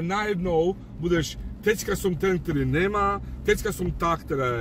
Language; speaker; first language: Czech; non-native, fluent; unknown